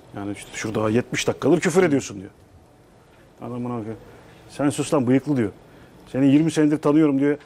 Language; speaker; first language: Turkish; native; Turkish